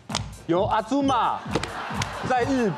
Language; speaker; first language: Chinese; native; Chinese